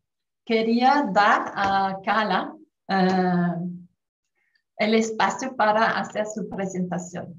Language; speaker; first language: Spanish; non-native, fluent; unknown